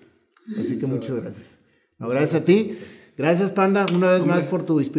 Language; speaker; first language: Spanish; native; Spanish